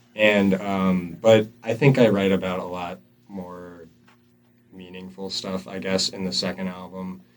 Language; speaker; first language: English; native; English